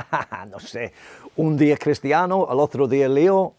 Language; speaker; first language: Spanish; non-native, learner; English